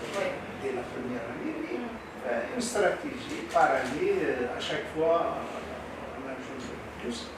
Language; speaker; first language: French; non-native, local second language; Arabic